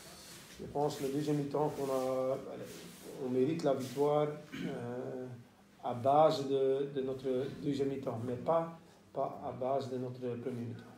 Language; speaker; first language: French; non-native, local second language; Dutch